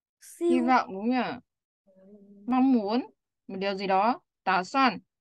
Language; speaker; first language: Chinese; non-native, fluent; Vietnamese